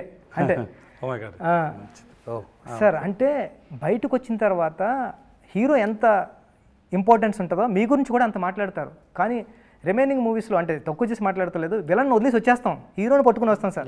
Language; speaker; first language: Telugu; native; Telugu